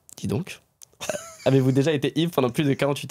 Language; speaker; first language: French; native; French